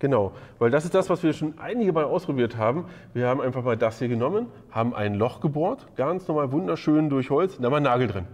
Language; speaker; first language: German; native; German